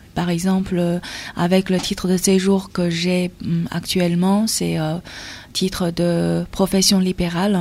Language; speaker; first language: French; non-native, fluent; Chinese